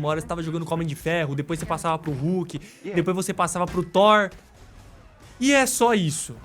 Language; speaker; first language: Portuguese; native; Portuguese